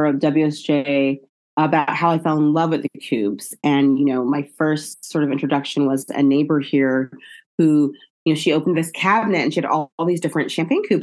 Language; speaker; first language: English; native; English